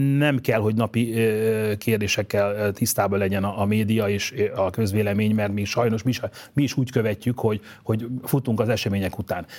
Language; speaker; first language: Hungarian; native; Hungarian